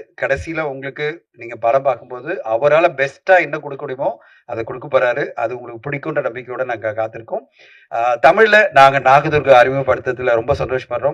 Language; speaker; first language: Tamil; native; Tamil